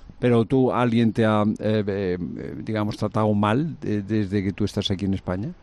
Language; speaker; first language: Spanish; native; Spanish